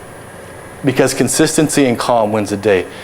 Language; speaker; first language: English; native; English